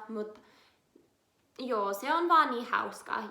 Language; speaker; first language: Finnish; non-native, learner; English